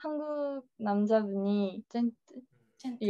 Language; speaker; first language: Korean; non-native, learner; Japanese